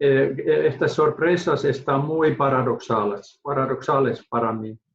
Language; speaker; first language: Spanish; non-native, learner; Finnish